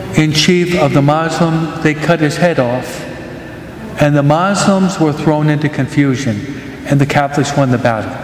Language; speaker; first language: English; native; English